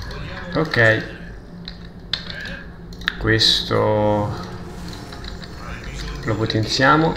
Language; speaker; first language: Italian; native; Italian